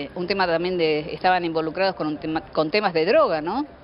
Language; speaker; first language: Spanish; native; Spanish